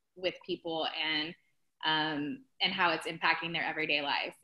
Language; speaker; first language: English; native; English